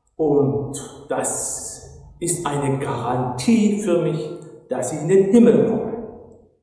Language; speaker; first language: German; non-native, fluent; Turkish